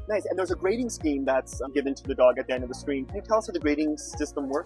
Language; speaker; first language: English; native; English